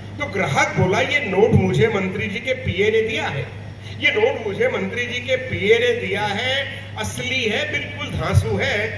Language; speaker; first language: Hindi; non-native, local second language; Punjabi